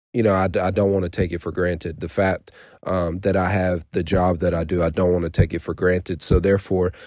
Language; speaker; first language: English; native; English